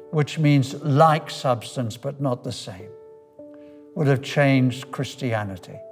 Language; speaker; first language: English; native; English